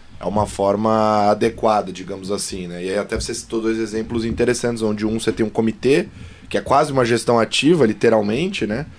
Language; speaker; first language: Portuguese; native; Portuguese